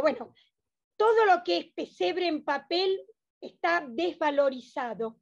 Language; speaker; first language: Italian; non-native, learner; Spanish